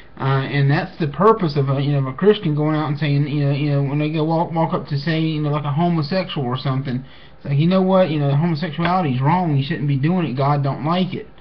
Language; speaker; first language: English; native; English